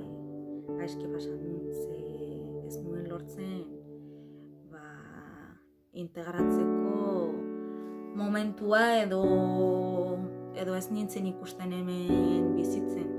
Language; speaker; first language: Basque; non-native, fluent; Arabic